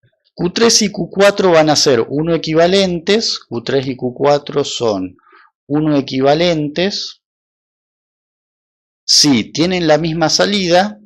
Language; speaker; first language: Spanish; native; Spanish